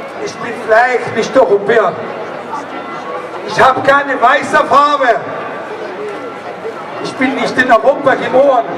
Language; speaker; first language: German; non-native, learner; Arabic